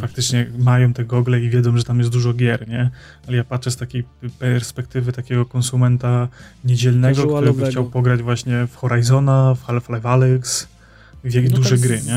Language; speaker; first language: Polish; native; Polish